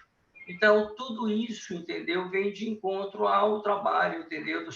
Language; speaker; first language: Portuguese; native; Portuguese